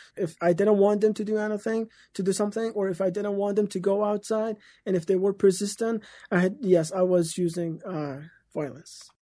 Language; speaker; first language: English; non-native, fluent; Persian